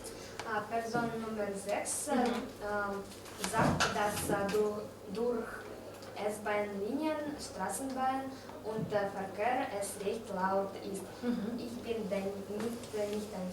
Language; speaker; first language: German; non-native, learner; Russian